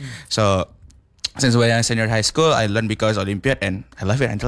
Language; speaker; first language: English; non-native, learner; Indonesian